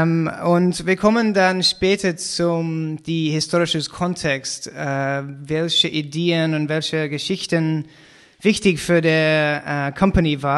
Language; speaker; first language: German; non-native, learner; English